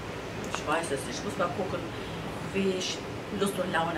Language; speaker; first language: German; non-native, fluent; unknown